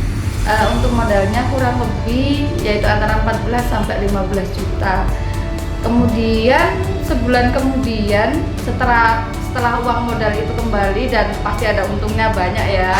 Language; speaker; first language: Indonesian; native; Indonesian